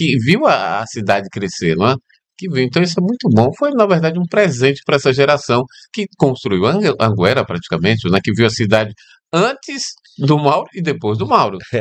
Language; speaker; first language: Portuguese; native; Portuguese